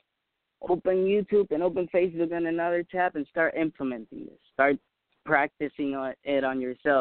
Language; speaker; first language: English; non-native, fluent; Spanish